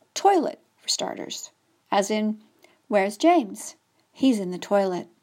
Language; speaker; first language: English; native; English